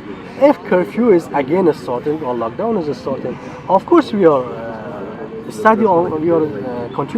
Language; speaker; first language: English; non-native, learner; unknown